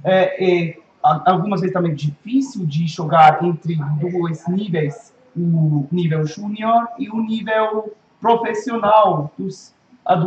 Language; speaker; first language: Portuguese; non-native, fluent; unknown